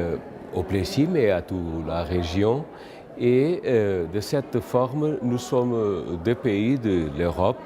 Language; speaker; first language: French; non-native, learner; Portuguese